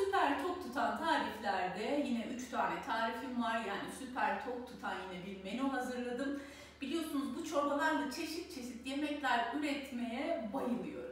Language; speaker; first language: Turkish; native; Turkish